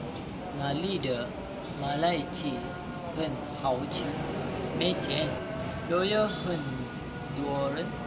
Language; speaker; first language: Chinese; non-native, learner; Malay